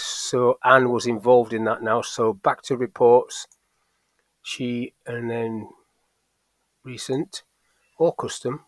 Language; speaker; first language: English; native; English